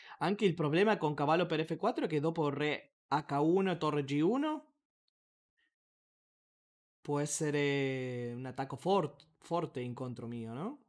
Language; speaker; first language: Italian; non-native, learner; Spanish